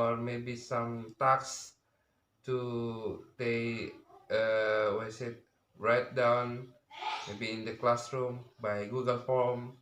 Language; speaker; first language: English; non-native, learner; Indonesian